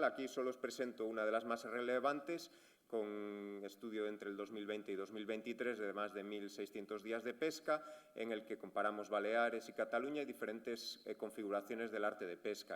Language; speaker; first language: Spanish; native; Spanish